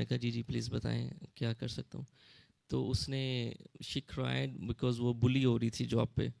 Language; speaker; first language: Urdu; early bilingual, heritage; Urdu